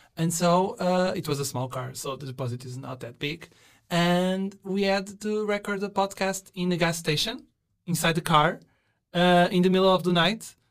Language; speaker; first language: English; non-native, fluent; Portuguese